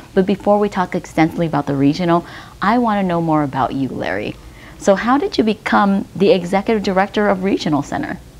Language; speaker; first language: English; early bilingual, other home language; Vietnamese